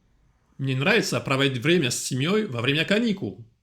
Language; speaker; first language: Russian; non-native, fluent; French